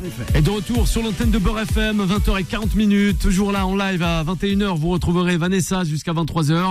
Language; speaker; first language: French; native; French